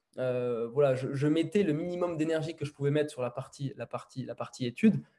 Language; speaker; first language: French; native; French